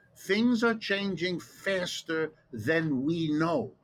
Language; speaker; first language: English; early bilingual, other home language; German